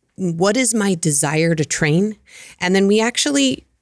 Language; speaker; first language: English; native; English